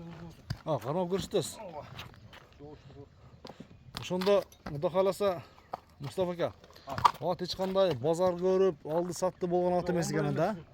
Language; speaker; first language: Kyrgyz; native; Kyrgyz